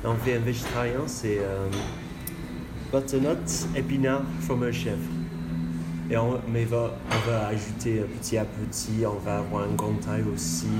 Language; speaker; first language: French; non-native, learner; English